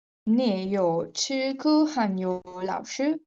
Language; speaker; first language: Chinese; non-native, learner; Urdu